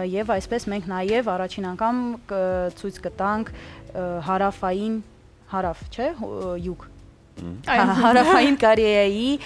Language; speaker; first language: Armenian; early bilingual, heritage; Armenian